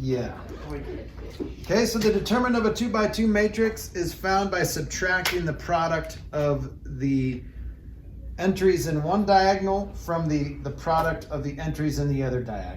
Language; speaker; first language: English; native; English